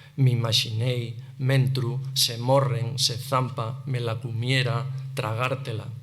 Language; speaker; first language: Galician; native; Galician